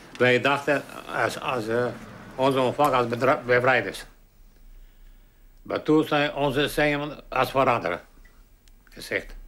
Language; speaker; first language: Dutch; non-native, learner; Polish